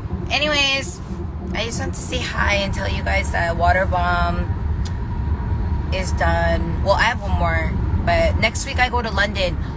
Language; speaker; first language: English; early bilingual, other home language; Korean